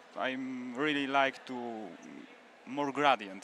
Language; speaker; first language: English; non-native, learner; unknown